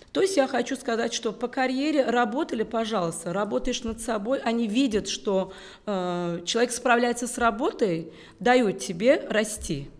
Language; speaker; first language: Russian; non-native, local second language; Uzbek